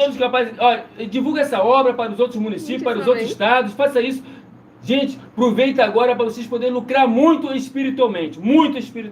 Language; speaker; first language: Portuguese; native; Portuguese